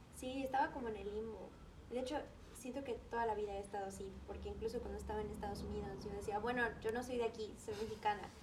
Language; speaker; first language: Spanish; native; Spanish